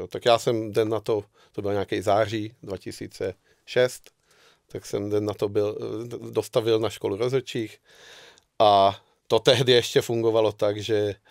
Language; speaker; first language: Czech; non-native, fluent; Hungarian